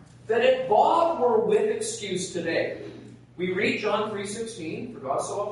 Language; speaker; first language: English; native; English